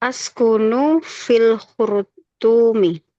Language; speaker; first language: Arabic; non-native, learner; Indonesian